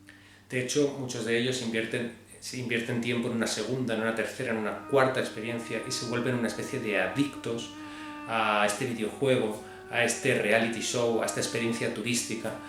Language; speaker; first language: Spanish; native; Spanish